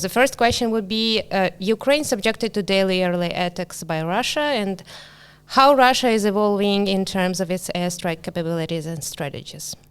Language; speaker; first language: English; non-native, fluent; Ukrainian